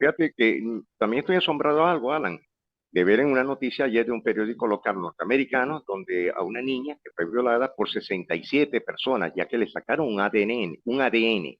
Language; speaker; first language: Spanish; native; Spanish